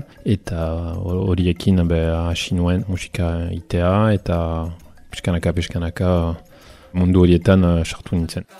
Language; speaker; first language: Basque; non-native, fluent; Italian